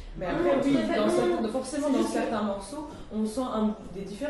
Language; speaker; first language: French; native; French